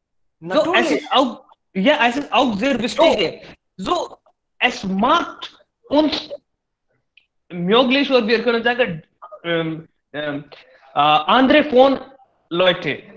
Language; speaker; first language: German; non-native, learner; Hindi